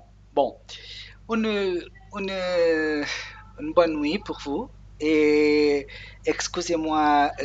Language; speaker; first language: French; non-native, learner; Portuguese